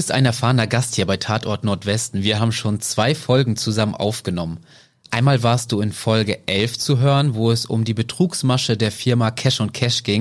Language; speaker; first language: German; native; German